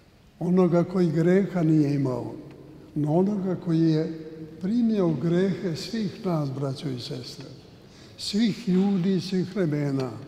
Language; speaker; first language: Serbian; native; Serbian